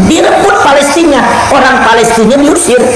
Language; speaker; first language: Indonesian; native; Indonesian